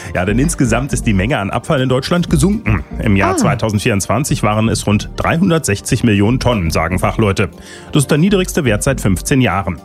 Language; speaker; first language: German; native; German